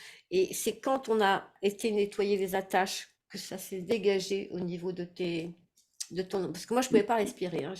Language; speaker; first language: French; native; French